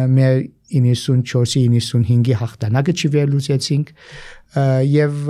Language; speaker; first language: Armenian; early bilingual, heritage; Armenian